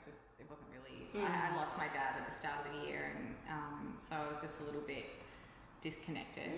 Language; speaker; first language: English; native; English